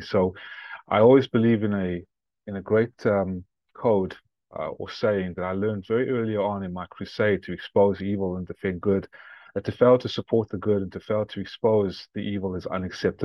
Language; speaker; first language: English; native; English